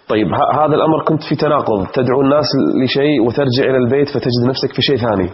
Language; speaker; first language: Arabic; native; Arabic